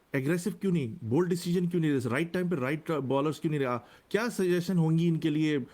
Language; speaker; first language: Urdu; native; Urdu